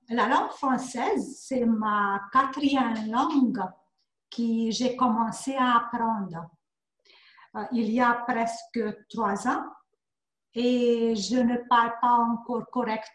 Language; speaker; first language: French; non-native, learner; Hungarian